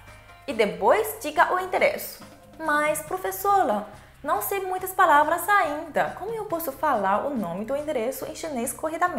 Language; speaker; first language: Portuguese; non-native, fluent; Chinese